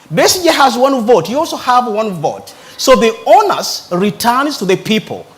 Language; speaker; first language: English; non-native, local second language; Ganda